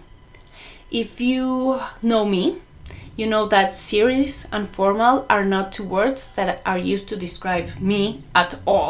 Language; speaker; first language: English; non-native, fluent; Spanish